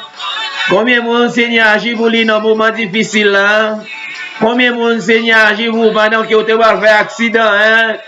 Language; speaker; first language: French; non-native, local second language; Haitian Creole